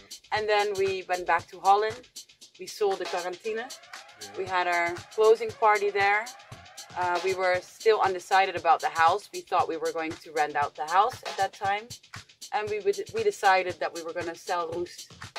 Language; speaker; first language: English; non-native, fluent; Dutch